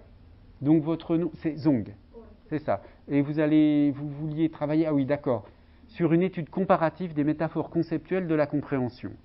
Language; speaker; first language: French; native; French